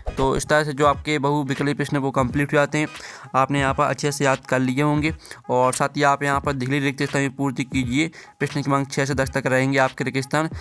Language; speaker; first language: Hindi; native; Hindi